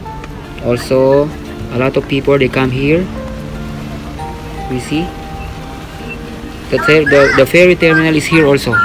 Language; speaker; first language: English; non-native, local second language; Filipino